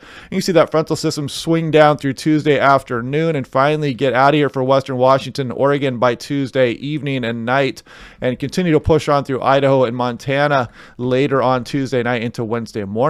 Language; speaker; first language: English; native; English